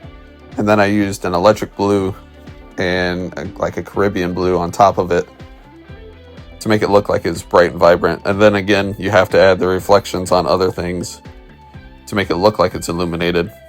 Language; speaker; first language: English; native; English